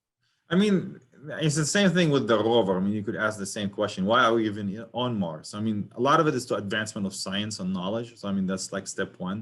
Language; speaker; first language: English; non-native, fluent; Arabic